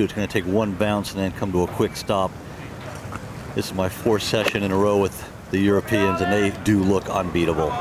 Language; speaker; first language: English; native; English